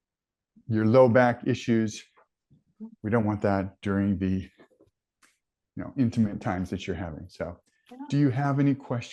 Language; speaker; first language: English; native; English